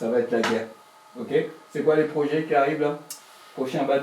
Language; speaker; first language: French; native; French